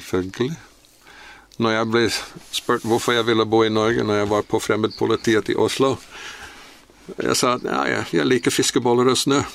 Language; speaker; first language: Norwegian; non-native, fluent; English